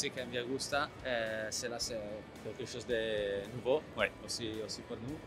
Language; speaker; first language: French; non-native, learner; Italian